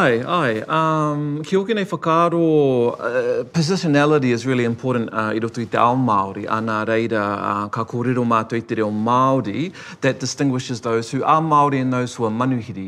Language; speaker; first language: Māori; non-native, local second language; English